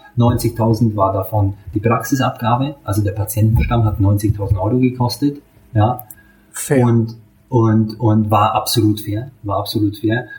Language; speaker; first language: German; early bilingual, other home language; Hungarian